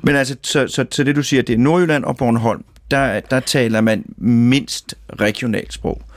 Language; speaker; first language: Danish; native; Danish